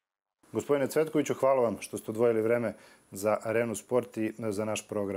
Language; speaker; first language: Serbian; native; Serbian